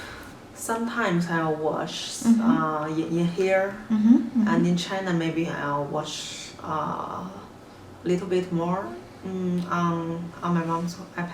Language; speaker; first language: English; non-native, learner; Chinese